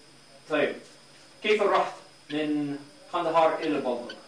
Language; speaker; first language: Arabic; non-native, learner; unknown